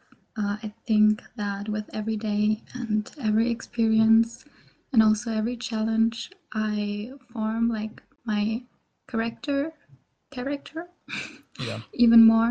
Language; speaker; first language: English; non-native, fluent; German